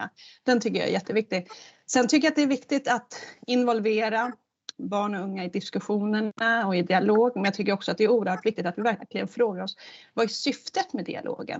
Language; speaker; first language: Swedish; native; Swedish